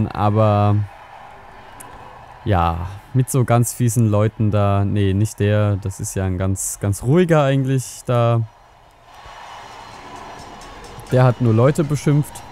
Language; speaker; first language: German; native; German